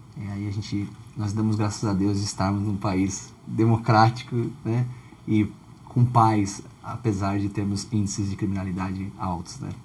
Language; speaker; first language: Portuguese; native; Portuguese